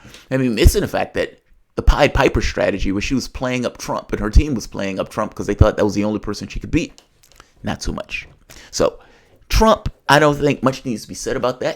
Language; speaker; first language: English; native; English